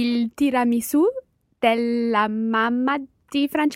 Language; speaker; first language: Italian; non-native, learner; English